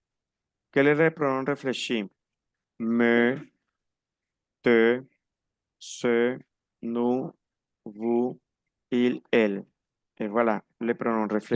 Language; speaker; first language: French; non-native, fluent; Spanish